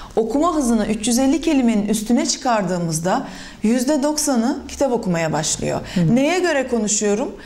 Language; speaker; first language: Turkish; early bilingual, other home language; German